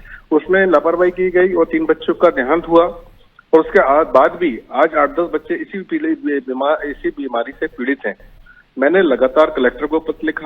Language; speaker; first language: Hindi; native; Hindi